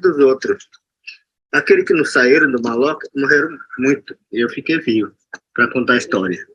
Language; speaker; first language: Portuguese; non-native, local second language; Yanomámi